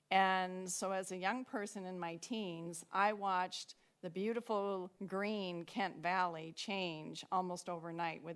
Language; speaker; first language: English; native; English